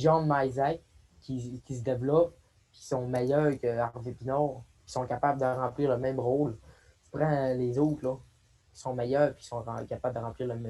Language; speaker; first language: French; native; French